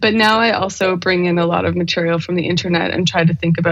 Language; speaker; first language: English; native; English